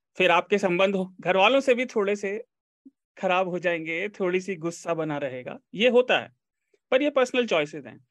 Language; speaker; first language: Hindi; native; Hindi